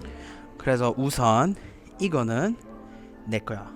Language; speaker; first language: Korean; non-native, fluent; English